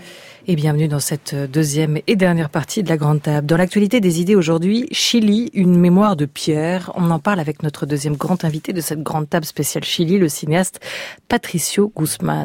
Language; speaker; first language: French; native; French